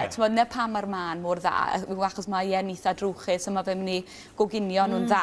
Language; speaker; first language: Welsh; native; Welsh